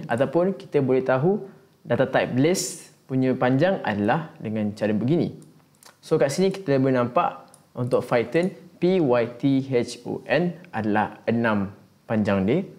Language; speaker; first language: Malay; native; Malay